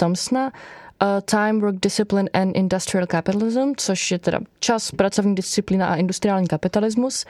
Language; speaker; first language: Czech; native; Czech